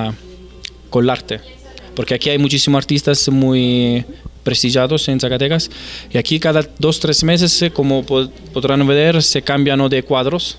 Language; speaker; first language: Spanish; non-native, fluent; Italian